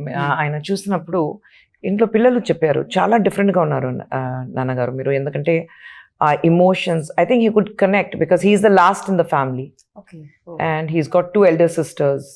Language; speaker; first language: Telugu; non-native, local second language; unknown